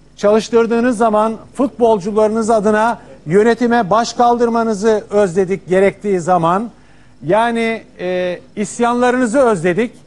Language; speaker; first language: Turkish; native; Turkish